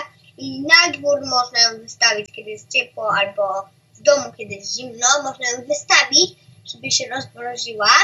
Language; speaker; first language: Polish; early bilingual, heritage; Polish